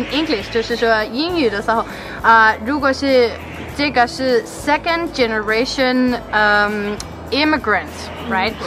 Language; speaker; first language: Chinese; non-native, fluent; Danish